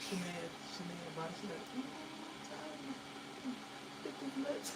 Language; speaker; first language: English; native; English